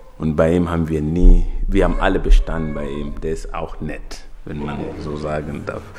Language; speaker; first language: German; non-native, fluent; Swahili